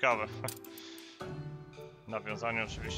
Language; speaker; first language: Polish; native; Polish